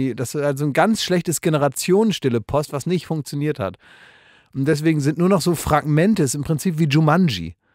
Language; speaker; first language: German; native; German